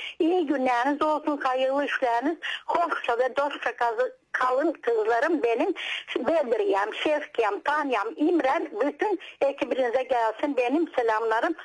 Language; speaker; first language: Turkish; native; Turkish